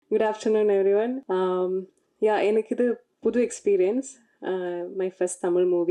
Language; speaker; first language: Tamil; non-native, learner; Malayalam